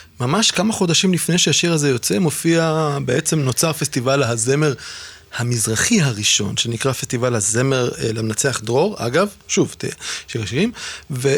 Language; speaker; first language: Hebrew; native; Hebrew